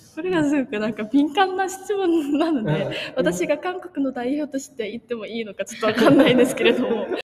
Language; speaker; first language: Japanese; non-native, fluent; Korean